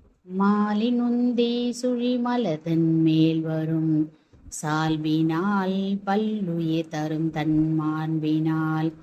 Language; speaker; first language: Tamil; native; Tamil